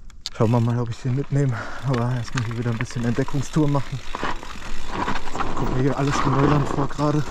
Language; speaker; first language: German; native; German